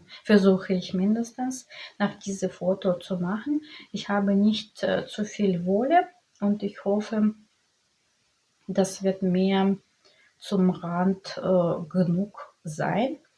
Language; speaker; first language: German; non-native, learner; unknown